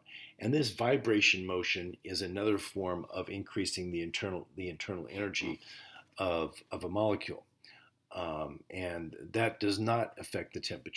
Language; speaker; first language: English; native; English